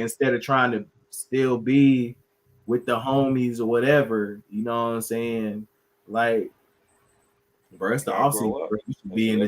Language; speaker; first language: English; native; English